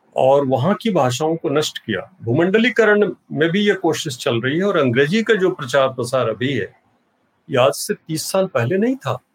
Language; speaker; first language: Hindi; non-native, local second language; Bhojpuri